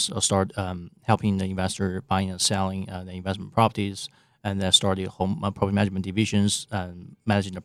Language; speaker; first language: English; non-native, fluent; Chinese